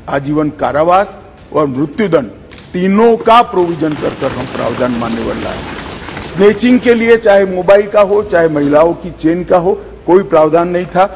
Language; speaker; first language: Hindi; non-native, local second language; Gujarati